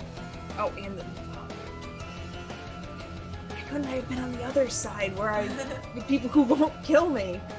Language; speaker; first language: English; native; English